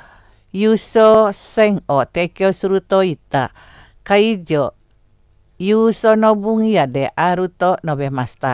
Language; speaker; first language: Japanese; non-native, fluent; Indonesian